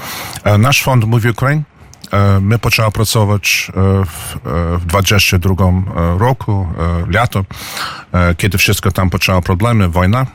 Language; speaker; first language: Polish; early bilingual, heritage; English